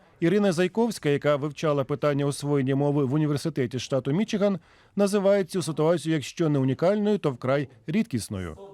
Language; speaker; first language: Ukrainian; native; Ukrainian